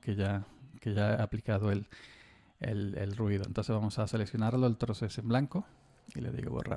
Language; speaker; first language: Spanish; native; Spanish